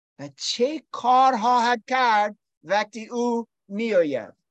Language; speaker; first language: Persian; non-native, learner; English